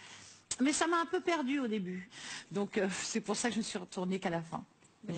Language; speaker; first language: French; native; French